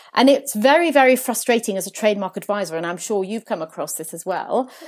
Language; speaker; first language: English; early bilingual, other home language; Italian